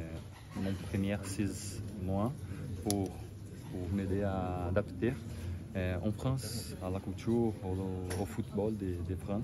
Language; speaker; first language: French; non-native, learner; Portuguese